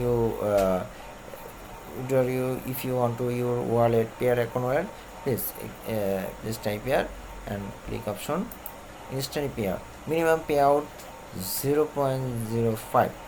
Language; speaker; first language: English; non-native, learner; Bangla